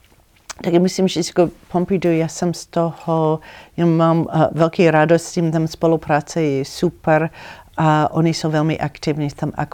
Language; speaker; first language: Czech; non-native, learner; English